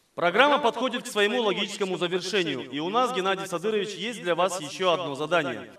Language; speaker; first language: Russian; non-native, local second language; Kyrgyz